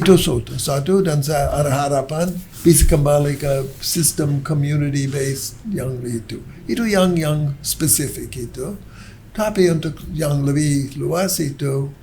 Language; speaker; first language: Indonesian; non-native, learner; English